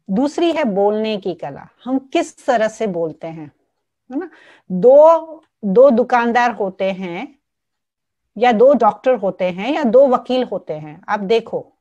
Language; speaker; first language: Hindi; non-native, local second language; Gujarati